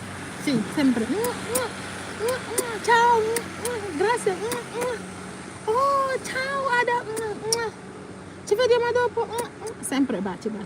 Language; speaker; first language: Italian; non-native, learner; Igbo